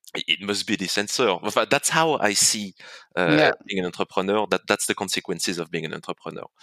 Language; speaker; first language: English; non-native, fluent; French